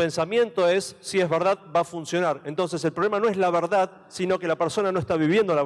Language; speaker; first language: Spanish; native; Spanish